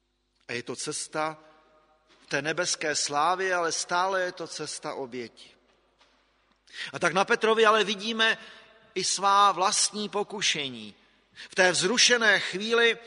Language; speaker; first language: Czech; native; Czech